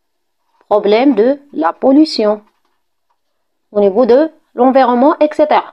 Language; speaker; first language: French; non-native, local second language; Arabic